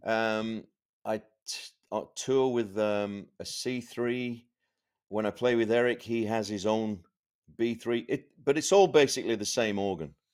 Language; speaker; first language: English; native; English